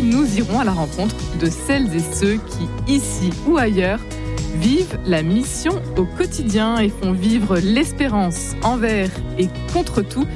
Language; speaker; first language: French; native; French